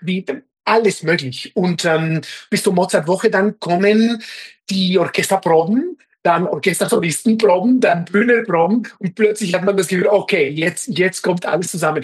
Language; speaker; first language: German; non-native, fluent; Spanish